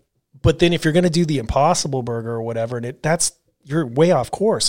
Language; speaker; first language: English; native; English